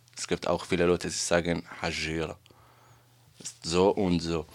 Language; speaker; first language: German; non-native, learner; Arabic